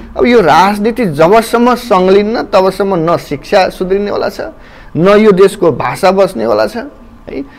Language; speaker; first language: Nepali; native; Nepali